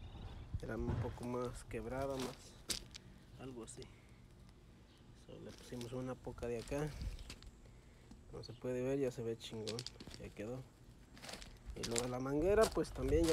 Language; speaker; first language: Spanish; native; Spanish